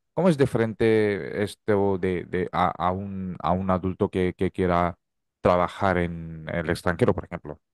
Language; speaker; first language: Spanish; non-native, fluent; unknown